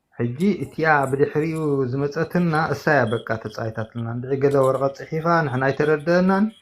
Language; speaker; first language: Tigrinya; native; Tigrinya